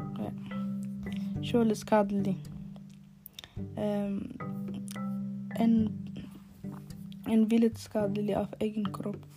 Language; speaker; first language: Norwegian; non-native, learner; Arabic